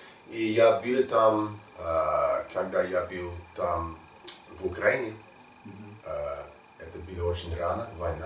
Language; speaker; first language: Russian; non-native, learner; English